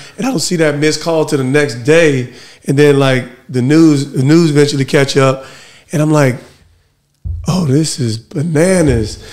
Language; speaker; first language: English; native; English